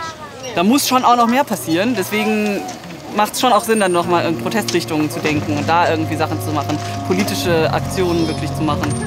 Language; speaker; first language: German; native; German